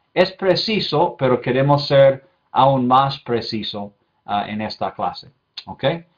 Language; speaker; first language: Spanish; non-native, fluent; English